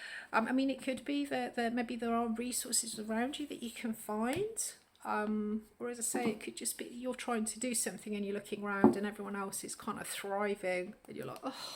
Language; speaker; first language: English; native; English